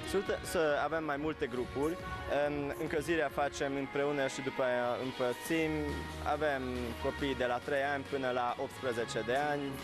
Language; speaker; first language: Romanian; non-native, local second language; Hungarian